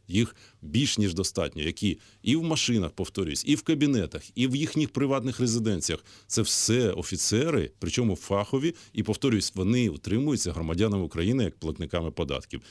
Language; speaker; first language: Ukrainian; native; Ukrainian